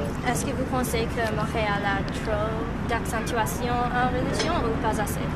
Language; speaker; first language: French; non-native, learner; English